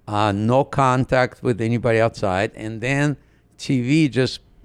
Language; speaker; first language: English; non-native, fluent; Ukrainian